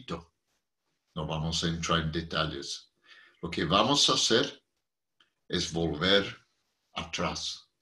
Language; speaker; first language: Spanish; non-native, fluent; English